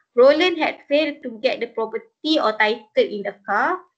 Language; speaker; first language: English; non-native, local second language; Malay